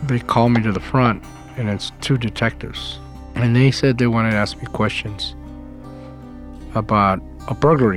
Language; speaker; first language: English; native; English